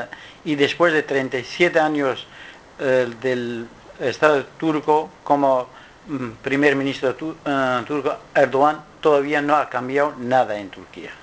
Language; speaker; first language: Spanish; non-native, learner; Kurdish